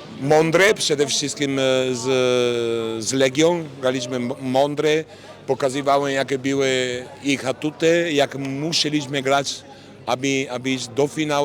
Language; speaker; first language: Polish; non-native, fluent; Italian